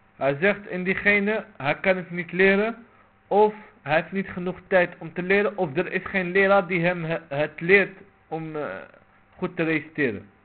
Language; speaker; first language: Dutch; non-native, local second language; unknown